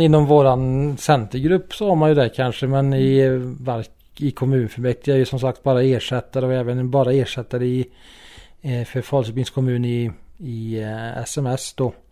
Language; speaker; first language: Swedish; native; Swedish